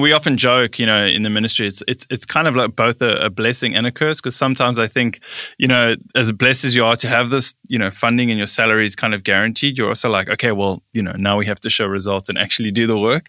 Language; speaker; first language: English; native; English